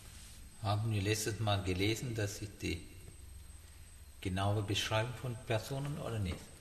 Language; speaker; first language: German; non-native, learner; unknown